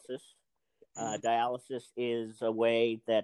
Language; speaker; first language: English; native; English